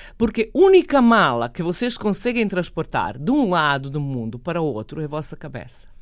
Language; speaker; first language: Portuguese; non-native, fluent; Bosnian